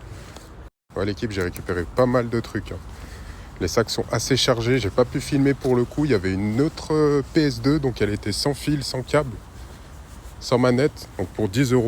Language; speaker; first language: French; native; French